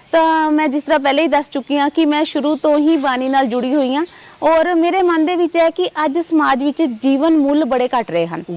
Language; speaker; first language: Punjabi; non-native, local second language; Hindi